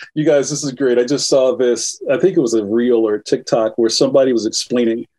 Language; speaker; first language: English; native; English